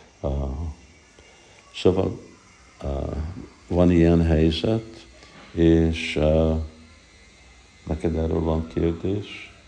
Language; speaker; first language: Hungarian; early bilingual, heritage; Hungarian